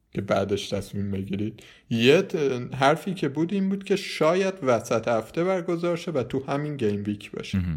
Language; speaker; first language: Persian; native; Persian